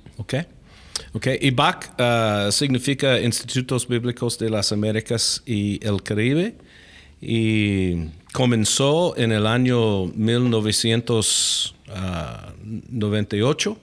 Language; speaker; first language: Spanish; non-native, fluent; English